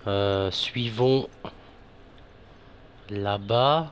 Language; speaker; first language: French; native; French